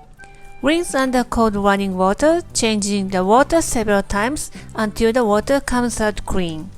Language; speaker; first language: English; non-native, fluent; Japanese